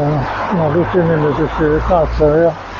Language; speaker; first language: Chinese; native; Chinese